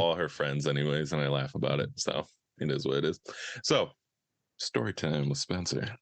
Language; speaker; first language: English; native; English